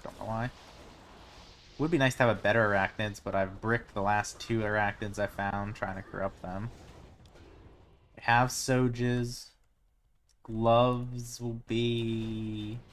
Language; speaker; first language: English; native; English